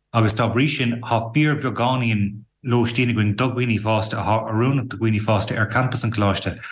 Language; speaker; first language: Irish; native; Irish